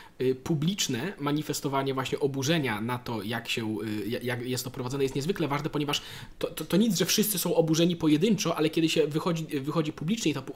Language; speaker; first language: Polish; native; Polish